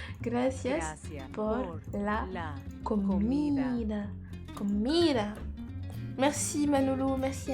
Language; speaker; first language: Spanish; non-native, learner; French